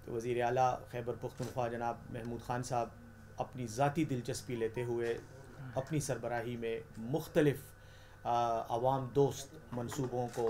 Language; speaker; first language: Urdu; non-native, local second language; Pashto